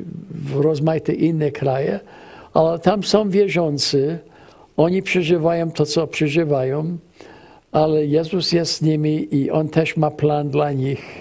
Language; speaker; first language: Polish; early bilingual, heritage; English